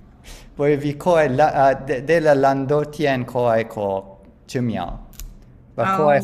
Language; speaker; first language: Vietnamese; non-native, learner; English